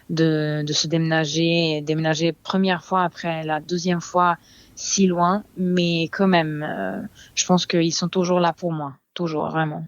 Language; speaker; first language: French; non-native, fluent; Serbian